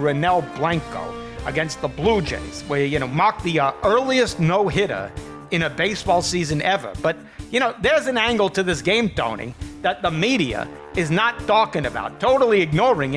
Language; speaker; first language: English; native; English